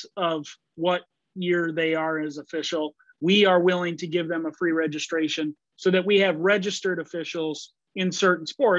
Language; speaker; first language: English; native; English